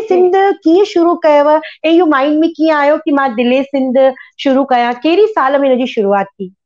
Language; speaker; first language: Sindhi; early bilingual, heritage; Sindhi